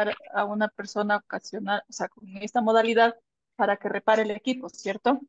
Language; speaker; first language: Spanish; native; Spanish